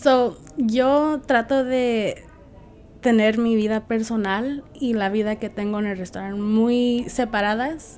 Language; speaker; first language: Spanish; early bilingual, heritage; Spanish